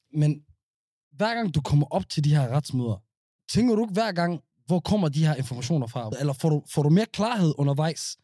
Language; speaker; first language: Danish; early bilingual, other home language; Somali